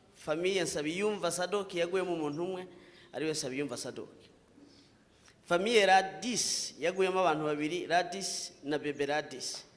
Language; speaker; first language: Kinyarwanda; native; Kinyarwanda